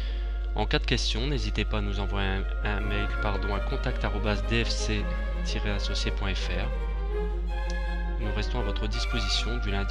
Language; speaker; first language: French; native; French